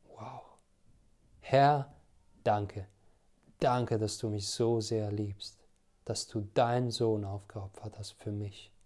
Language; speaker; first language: German; non-native, fluent; Albanian